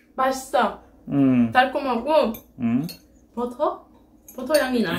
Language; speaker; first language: Korean; non-native, fluent; French